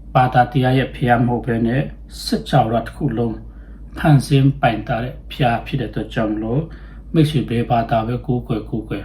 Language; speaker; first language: Burmese; non-native, local second language; Tedim Chin